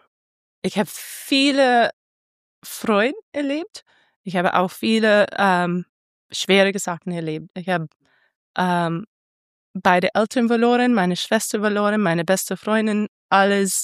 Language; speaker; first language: German; non-native, fluent; English